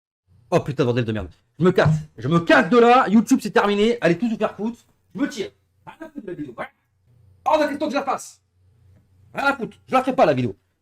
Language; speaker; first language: French; native; French